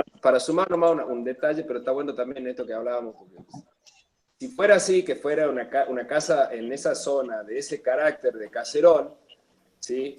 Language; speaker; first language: Spanish; native; Spanish